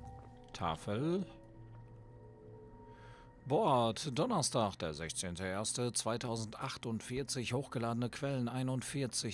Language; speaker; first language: German; native; German